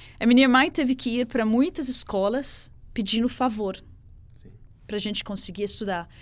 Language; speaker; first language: Portuguese; non-native, fluent; Arabic